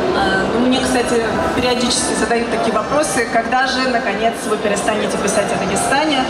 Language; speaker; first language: Russian; native; Russian